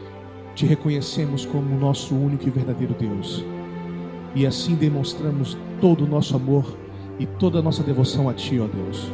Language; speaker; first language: Portuguese; native; Portuguese